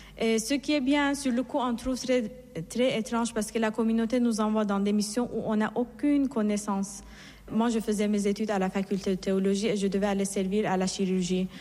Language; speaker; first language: French; non-native, fluent; Persian